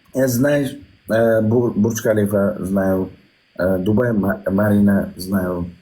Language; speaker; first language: Russian; non-native, learner; Uzbek